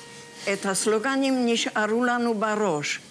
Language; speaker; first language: Hebrew; non-native, fluent; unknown